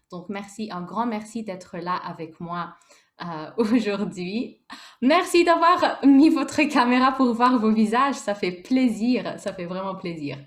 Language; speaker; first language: French; native; French